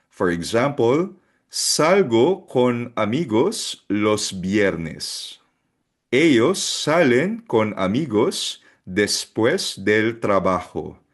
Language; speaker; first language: Spanish; non-native, fluent; Filipino